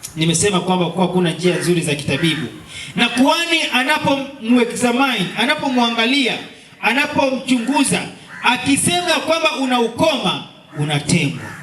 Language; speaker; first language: Swahili; non-native, local second language; Luo (Kenya and Tanzania)